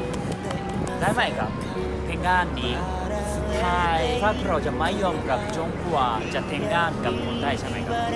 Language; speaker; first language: Thai; non-native, fluent; Japanese